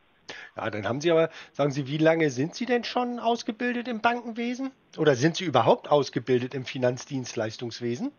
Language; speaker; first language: German; native; German